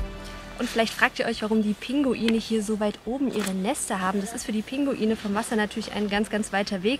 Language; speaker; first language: German; native; German